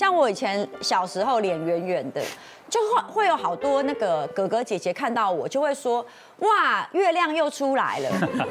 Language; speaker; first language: Chinese; native; Chinese